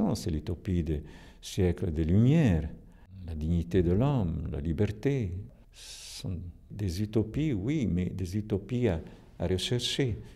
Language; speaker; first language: French; non-native, local second language; Italian